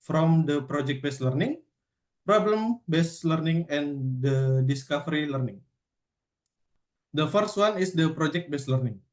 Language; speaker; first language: English; non-native, learner; Indonesian